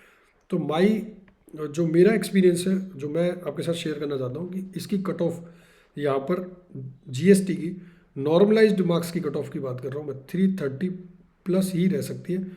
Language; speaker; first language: Hindi; native; Hindi